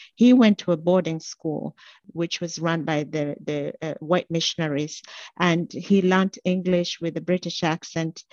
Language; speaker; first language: English; non-native, local second language; Gusii